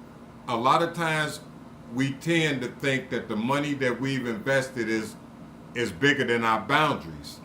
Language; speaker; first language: English; native; English